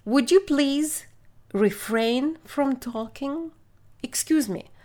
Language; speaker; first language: English; non-native, fluent; Russian